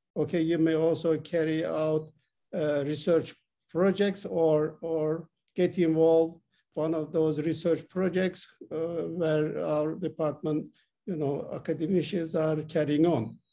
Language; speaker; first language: English; non-native, fluent; Turkish